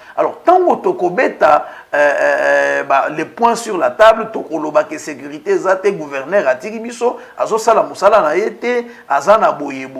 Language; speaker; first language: Lingala; non-native, local second language; Luba-Lulua